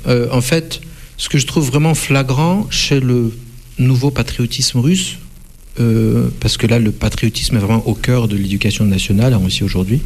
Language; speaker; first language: French; non-native, fluent; Russian